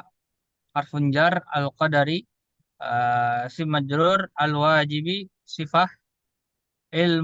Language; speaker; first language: Arabic; non-native, learner; Indonesian